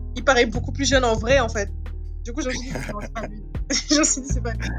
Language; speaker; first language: French; non-native, local second language; Wolof